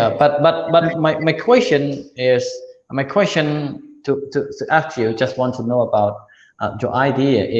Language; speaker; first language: English; non-native, learner; Khmer